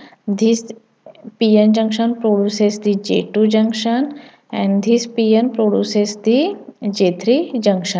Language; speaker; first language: English; non-native, local second language; Marathi